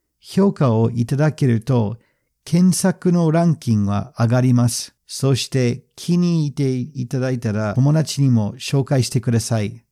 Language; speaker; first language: Japanese; non-native, fluent; English